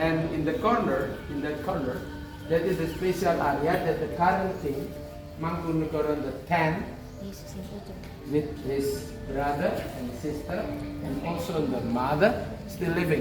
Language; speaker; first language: English; non-native, learner; Indonesian